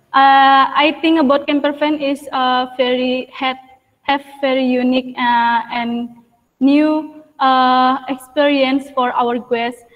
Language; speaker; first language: English; non-native, fluent; Indonesian